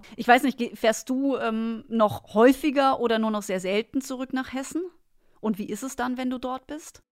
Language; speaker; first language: German; native; German